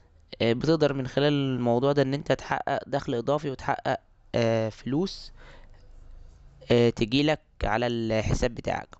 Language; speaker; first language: Arabic; native; Arabic